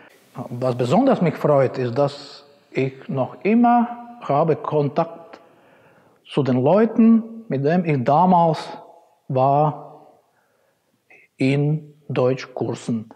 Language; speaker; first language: German; non-native, fluent; Latvian